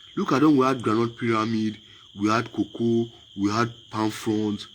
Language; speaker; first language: English; non-native, local second language; Yoruba